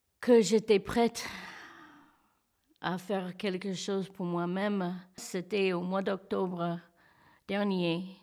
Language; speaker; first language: French; non-native, fluent; English